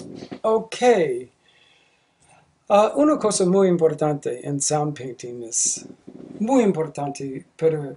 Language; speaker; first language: Spanish; non-native, learner; English